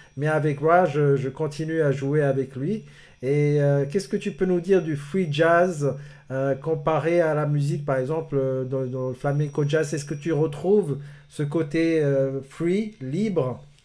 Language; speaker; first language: French; non-native, local second language; Arabic